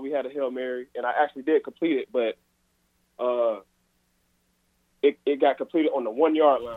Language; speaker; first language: English; native; English